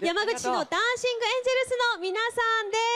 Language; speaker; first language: Japanese; native; Japanese